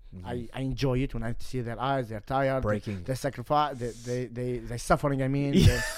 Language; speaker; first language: English; non-native, fluent; Arabic